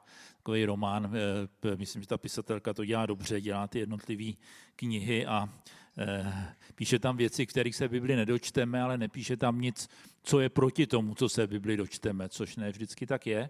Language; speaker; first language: Czech; native; Czech